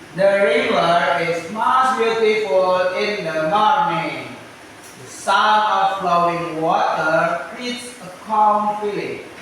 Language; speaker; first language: English; non-native, learner; Indonesian